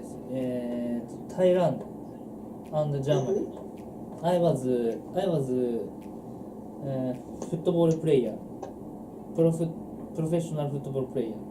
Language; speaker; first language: English; non-native, learner; Japanese